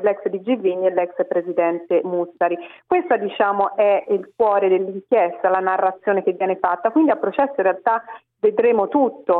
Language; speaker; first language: Italian; native; Italian